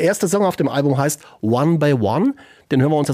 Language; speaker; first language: German; native; German